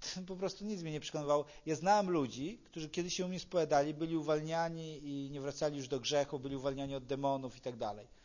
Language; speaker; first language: Polish; native; Polish